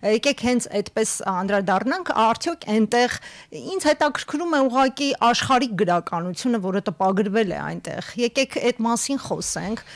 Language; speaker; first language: Armenian; native; Armenian